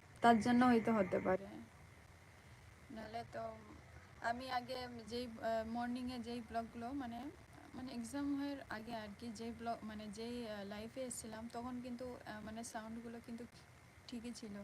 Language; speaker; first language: Bangla; non-native, local second language; Santali